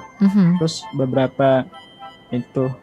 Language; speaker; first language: Indonesian; native; Indonesian